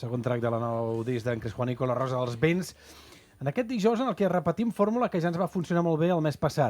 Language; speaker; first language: Catalan; native; Catalan